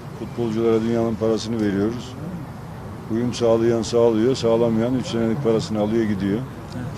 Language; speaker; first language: Turkish; native; Turkish